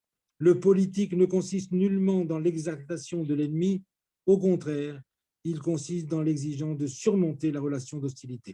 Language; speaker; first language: French; native; French